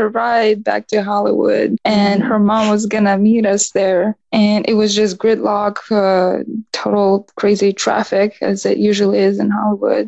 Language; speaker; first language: English; non-native, fluent; Russian